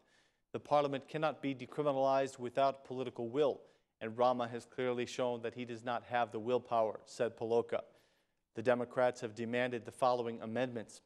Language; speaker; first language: English; non-native, fluent; Albanian